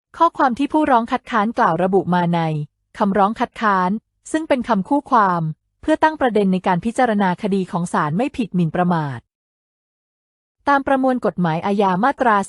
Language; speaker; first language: Thai; native; Thai